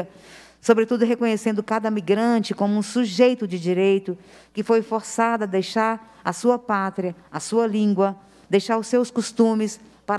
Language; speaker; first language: Portuguese; native; Portuguese